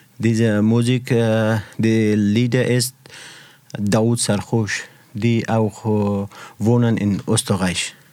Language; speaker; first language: German; non-native, learner; Persian